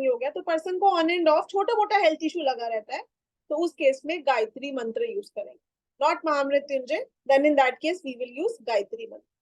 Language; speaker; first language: Hindi; native; Hindi